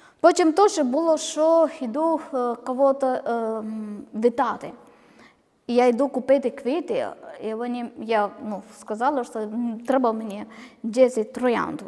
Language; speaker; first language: Ukrainian; non-native, learner; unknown